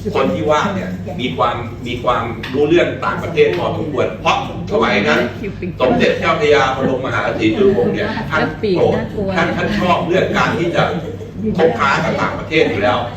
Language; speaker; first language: Thai; native; Thai